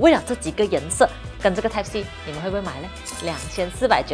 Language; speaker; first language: Chinese; non-native, local second language; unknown